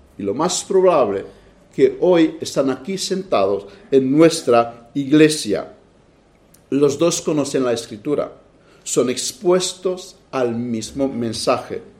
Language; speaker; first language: Spanish; non-native, fluent; Romanian